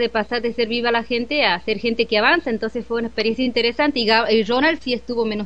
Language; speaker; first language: Spanish; native; Spanish